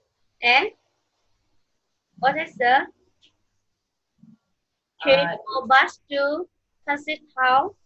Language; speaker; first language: English; non-native, fluent; Vietnamese